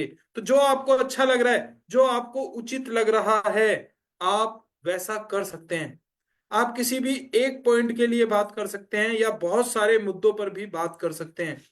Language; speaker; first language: Hindi; native; Hindi